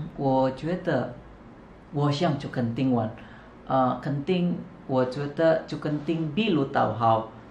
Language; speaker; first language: Chinese; non-native, learner; Indonesian